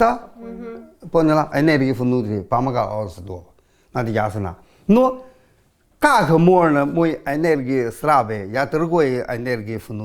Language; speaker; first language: Russian; non-native, learner; Chinese